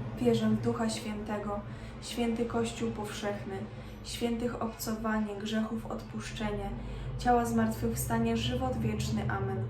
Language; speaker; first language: Polish; native; Polish